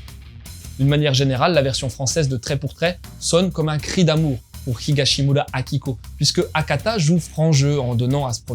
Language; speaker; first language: French; native; French